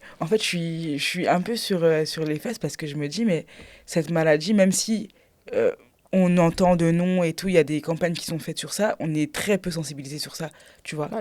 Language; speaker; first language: French; native; French